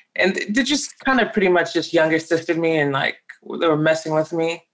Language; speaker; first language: English; non-native, local second language; Yoruba